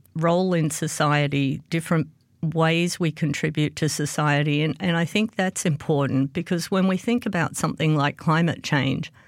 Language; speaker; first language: English; native; English